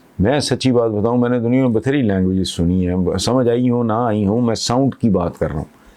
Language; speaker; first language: Urdu; non-native, local second language; Punjabi